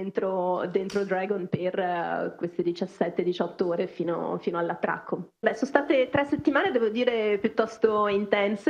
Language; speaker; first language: Italian; native; Italian